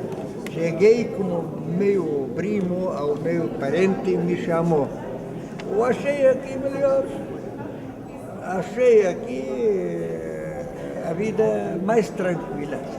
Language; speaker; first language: Portuguese; non-native, learner; Arabic